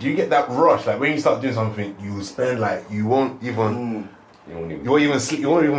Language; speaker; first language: English; native; English